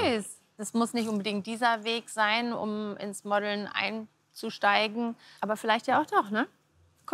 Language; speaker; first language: German; native; German